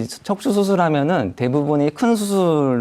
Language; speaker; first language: Korean; native; Korean